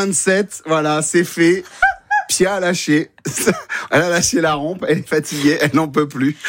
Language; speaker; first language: French; native; French